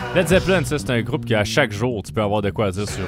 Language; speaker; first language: French; native; French